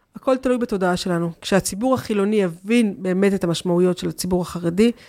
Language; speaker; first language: Hebrew; native; Hebrew